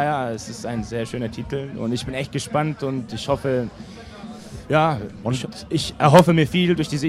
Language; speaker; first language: German; native; German